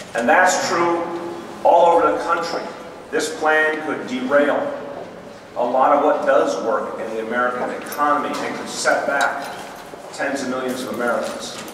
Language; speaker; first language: English; native; English